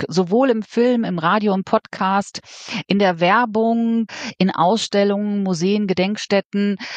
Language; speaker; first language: German; native; German